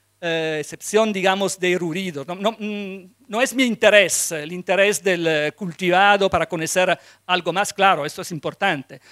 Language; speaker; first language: Spanish; non-native, fluent; Italian